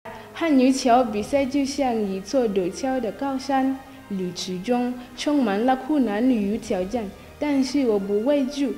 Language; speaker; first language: Chinese; non-native, fluent; Shona